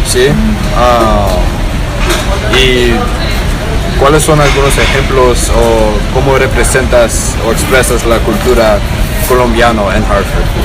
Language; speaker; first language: Spanish; non-native, learner; English